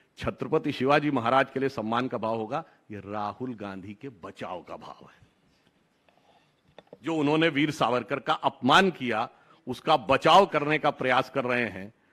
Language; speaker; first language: Hindi; native; Hindi